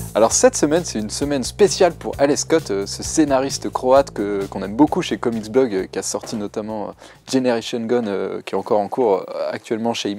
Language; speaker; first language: French; native; French